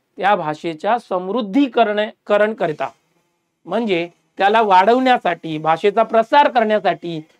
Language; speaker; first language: Marathi; native; Marathi